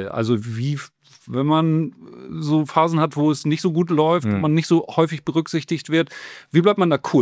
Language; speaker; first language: German; native; German